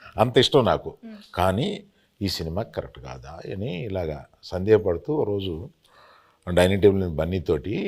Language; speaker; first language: Telugu; native; Telugu